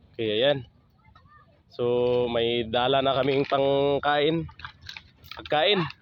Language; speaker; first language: Filipino; non-native, local second language; Cebuano